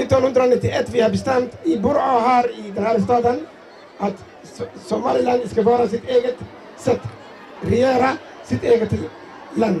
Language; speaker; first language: Swedish; non-native, learner; Somali